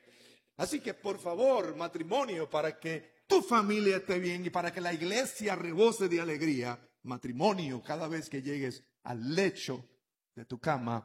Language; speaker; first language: Spanish; native; Spanish